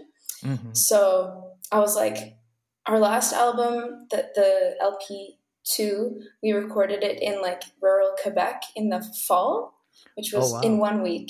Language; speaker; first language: English; native; English